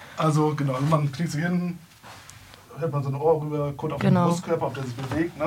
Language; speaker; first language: German; native; German